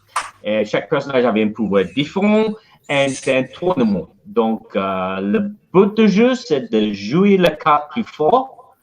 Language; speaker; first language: French; non-native, learner; English